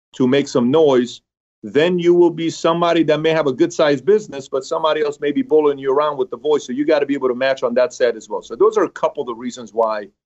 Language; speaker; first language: English; early bilingual, other home language; Persian